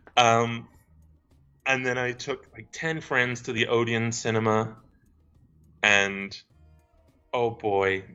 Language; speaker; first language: English; native; English